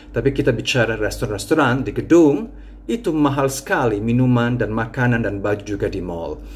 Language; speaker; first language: Indonesian; non-native, fluent; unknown